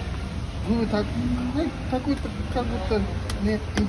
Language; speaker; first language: Russian; non-native, local second language; Uzbek